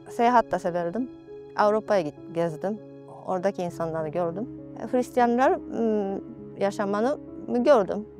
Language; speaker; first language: Turkish; non-native, fluent; Japanese